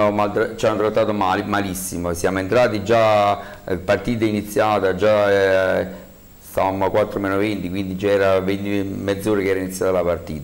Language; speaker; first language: Italian; native; Italian